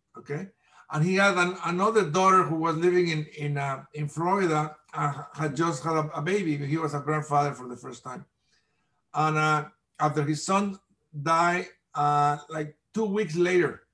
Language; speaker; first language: English; non-native, fluent; Spanish